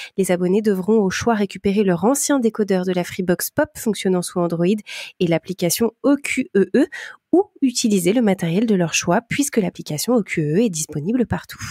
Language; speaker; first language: French; native; French